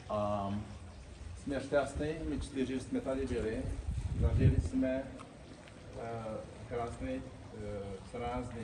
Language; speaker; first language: Czech; non-native, fluent; Romanian